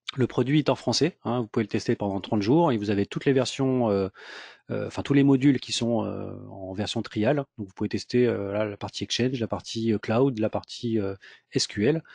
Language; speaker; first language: French; native; French